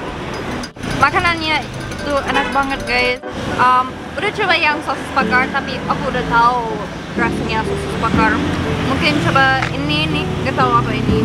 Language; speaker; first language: Indonesian; non-native, learner; English